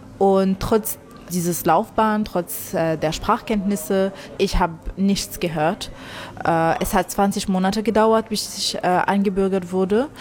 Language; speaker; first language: German; non-native, fluent; Arabic